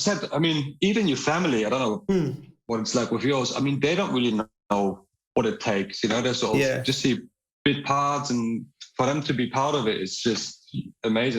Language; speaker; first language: English; non-native, fluent; German